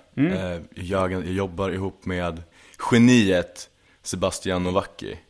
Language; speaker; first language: Swedish; native; Swedish